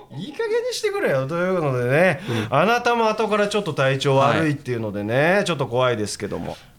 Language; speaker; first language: Japanese; native; Japanese